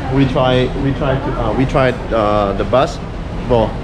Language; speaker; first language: English; non-native, fluent; Thai